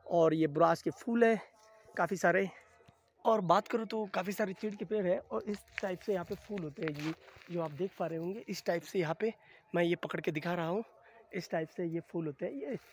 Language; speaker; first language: Hindi; non-native, local second language; Bangla